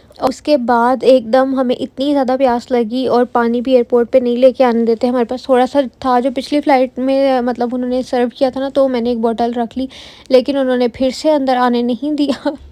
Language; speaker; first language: Urdu; native; Urdu